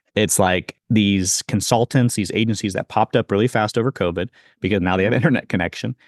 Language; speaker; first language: English; native; English